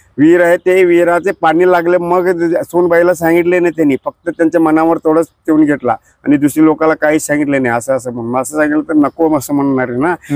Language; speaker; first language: Marathi; non-native, local second language; Kannada